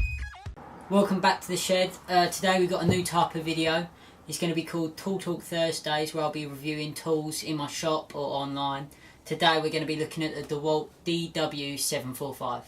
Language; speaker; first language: English; native; English